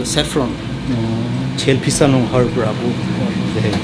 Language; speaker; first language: Korean; non-native, learner; English